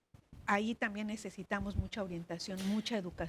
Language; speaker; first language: Spanish; native; Spanish